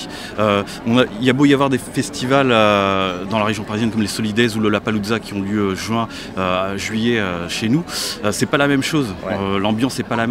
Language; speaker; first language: French; native; French